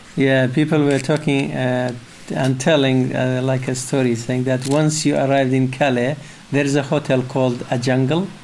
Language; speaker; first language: English; non-native, learner; Arabic